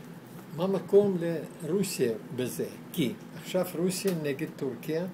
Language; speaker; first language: Hebrew; non-native, learner; Russian